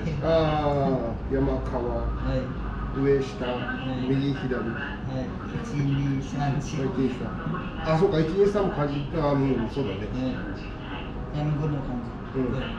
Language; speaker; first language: Japanese; non-native, learner; Nepali